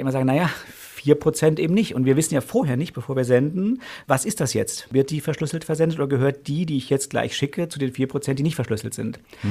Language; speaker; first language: German; native; German